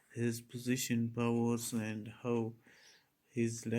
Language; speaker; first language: English; non-native, local second language; Urdu